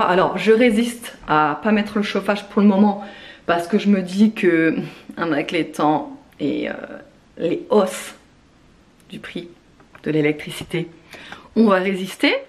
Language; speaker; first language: French; native; French